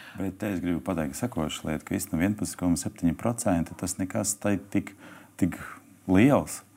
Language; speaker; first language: Latvian; non-native, local second language; Russian